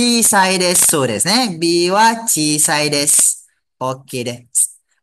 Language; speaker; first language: Japanese; non-native, fluent; Malay